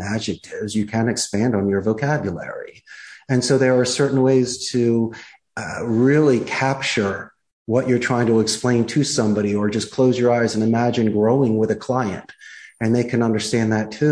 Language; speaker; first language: English; native; English